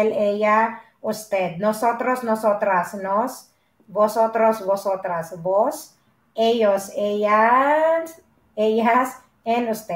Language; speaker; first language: Spanish; non-native, learner; Filipino